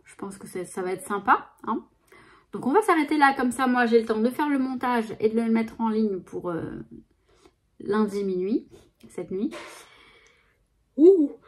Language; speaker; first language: French; native; French